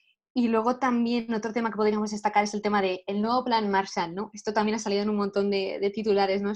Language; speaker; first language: Spanish; native; Spanish